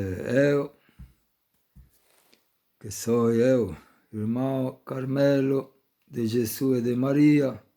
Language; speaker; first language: Portuguese; non-native, fluent; Italian